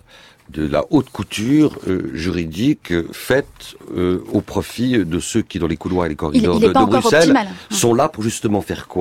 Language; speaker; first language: French; native; French